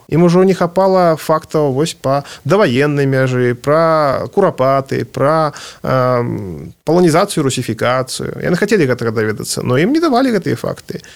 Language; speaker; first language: Belarusian; non-native, local second language; Russian